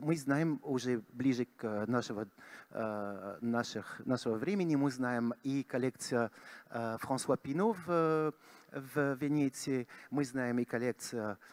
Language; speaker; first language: Russian; non-native, fluent; French